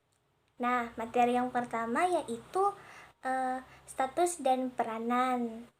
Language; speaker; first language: Indonesian; native; Indonesian